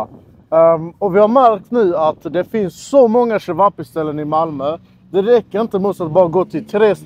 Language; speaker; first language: Swedish; native; Swedish